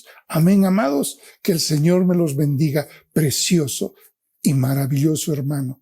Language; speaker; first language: Spanish; native; Spanish